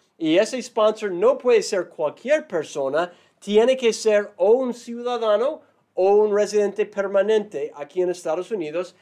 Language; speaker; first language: Spanish; non-native, fluent; English